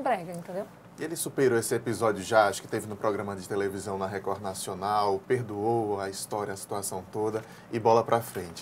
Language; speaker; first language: Portuguese; native; Portuguese